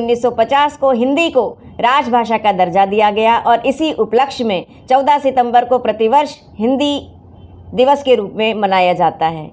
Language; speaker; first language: Hindi; native; Hindi